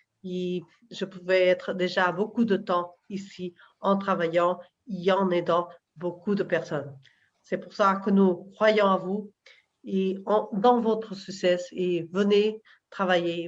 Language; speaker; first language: French; non-native, learner; Portuguese